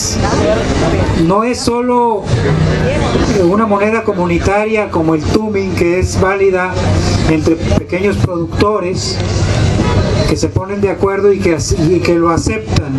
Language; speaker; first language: Spanish; native; Spanish